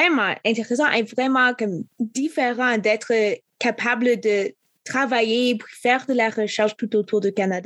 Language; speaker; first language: French; non-native, local second language; English